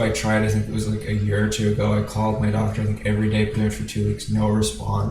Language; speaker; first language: English; native; English